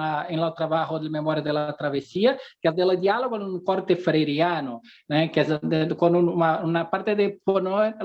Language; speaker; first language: Spanish; non-native, fluent; Portuguese